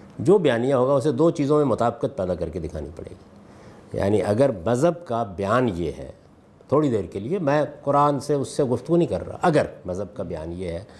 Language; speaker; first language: Urdu; non-native, local second language; Punjabi